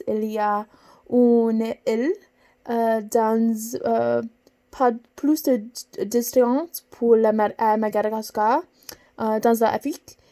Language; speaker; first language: French; non-native, learner; English